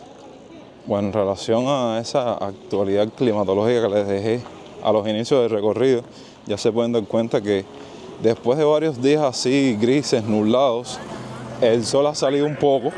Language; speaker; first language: Spanish; native; Spanish